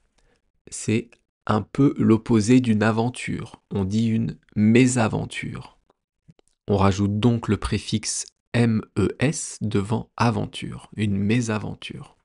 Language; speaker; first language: French; native; French